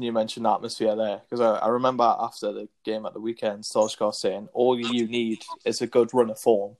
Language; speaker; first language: English; native; English